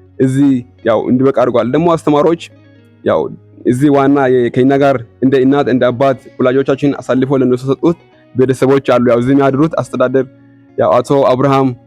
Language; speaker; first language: Amharic; non-native, local second language; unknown